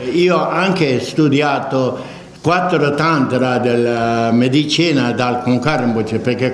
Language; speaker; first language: Italian; non-native, fluent; Tibetan